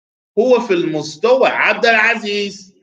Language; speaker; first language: Arabic; non-native, fluent; English